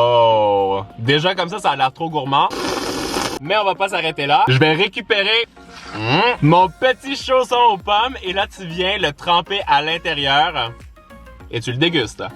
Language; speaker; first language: French; native; French